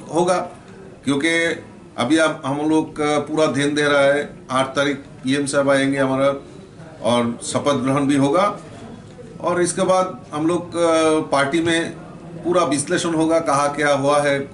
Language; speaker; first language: Hindi; non-native, local second language; Bangla